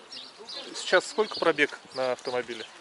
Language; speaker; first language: Russian; native; Russian